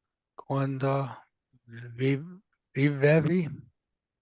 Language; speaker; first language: Italian; non-native, learner; English